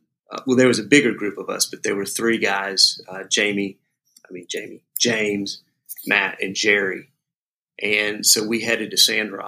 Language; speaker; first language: English; native; English